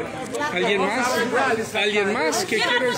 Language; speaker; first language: Spanish; native; Spanish